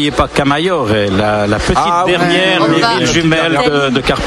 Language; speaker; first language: French; native; French